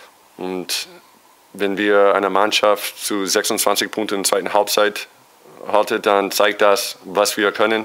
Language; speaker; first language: German; non-native, fluent; English